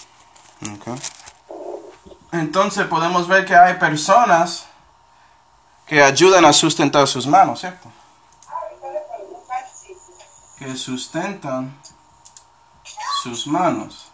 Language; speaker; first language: Spanish; non-native, fluent; English